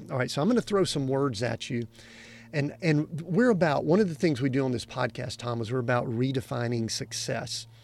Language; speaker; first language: English; native; English